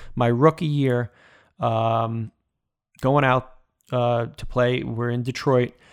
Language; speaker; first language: English; native; English